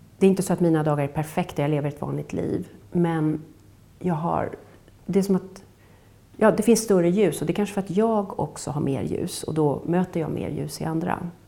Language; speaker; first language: Swedish; native; Swedish